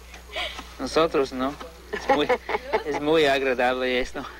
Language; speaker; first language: Spanish; non-native, learner; English